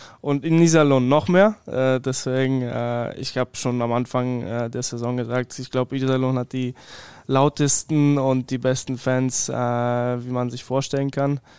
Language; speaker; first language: German; early bilingual, other home language; Polish